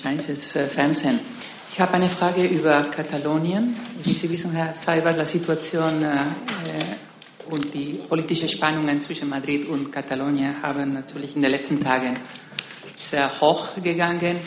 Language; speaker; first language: German; non-native, fluent; Spanish